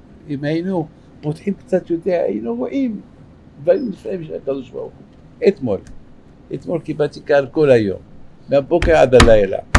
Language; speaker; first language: Hebrew; non-native, fluent; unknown